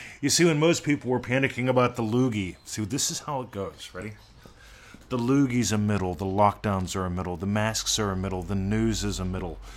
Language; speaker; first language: English; native; English